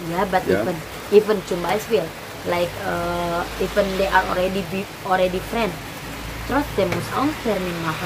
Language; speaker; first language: German; early bilingual, heritage; Indonesian